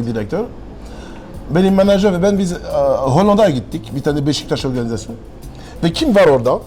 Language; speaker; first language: Turkish; non-native, learner; French